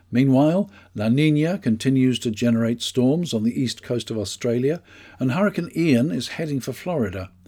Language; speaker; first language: English; native; English